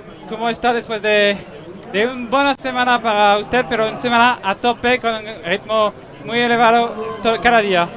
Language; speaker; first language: Spanish; non-native, learner; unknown